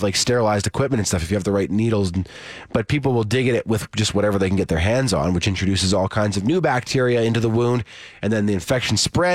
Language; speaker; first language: English; native; English